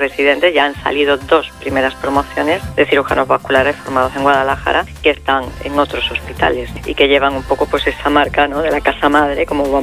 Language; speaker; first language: Spanish; native; Spanish